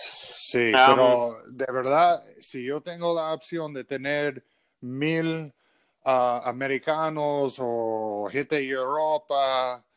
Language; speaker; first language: Spanish; early bilingual, other home language; English